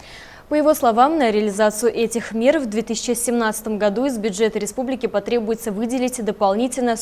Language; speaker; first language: Russian; native; Russian